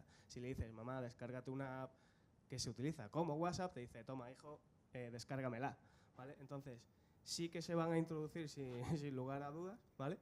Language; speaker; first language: Spanish; native; Spanish